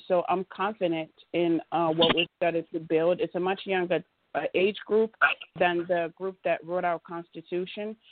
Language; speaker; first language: English; native; English